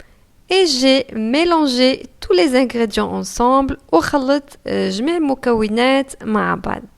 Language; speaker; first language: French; non-native, local second language; Arabic